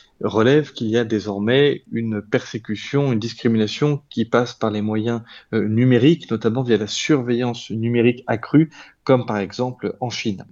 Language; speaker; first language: French; native; French